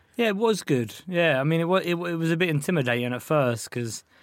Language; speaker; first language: English; native; English